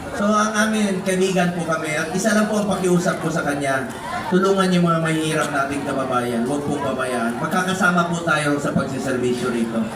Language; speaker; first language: Filipino; non-native, local second language; Cebuano